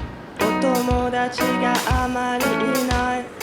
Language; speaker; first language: Japanese; early bilingual, heritage; Japanese